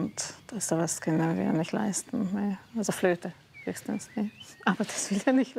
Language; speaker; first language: German; non-native, learner; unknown